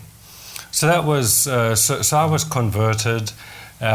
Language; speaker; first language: English; native; English